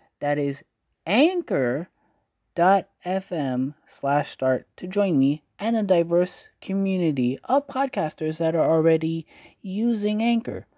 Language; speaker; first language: English; native; English